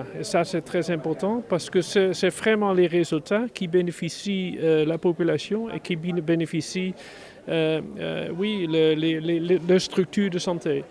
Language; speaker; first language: French; non-native, fluent; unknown